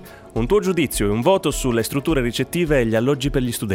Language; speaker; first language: Italian; native; Italian